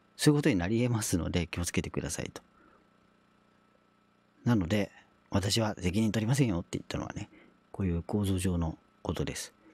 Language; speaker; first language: Japanese; native; Japanese